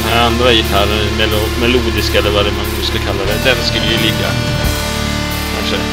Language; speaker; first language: Swedish; native; Swedish